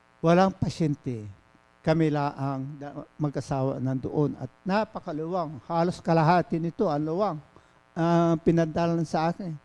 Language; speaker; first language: Filipino; non-native, local second language; Pangasinan